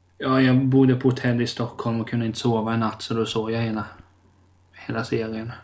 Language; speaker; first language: Swedish; native; Swedish